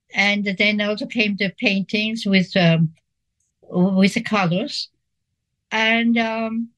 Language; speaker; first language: English; non-native, fluent; Swiss German